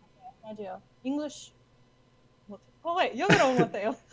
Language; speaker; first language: Korean; non-native, learner; English